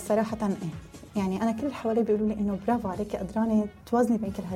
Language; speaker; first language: Arabic; native; Arabic